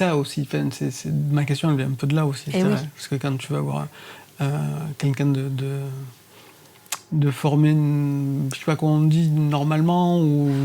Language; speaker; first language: French; native; French